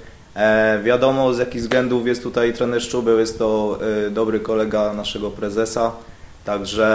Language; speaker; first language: Polish; native; Polish